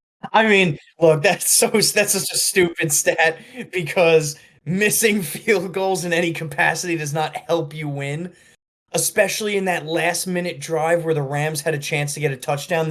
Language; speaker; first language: English; native; English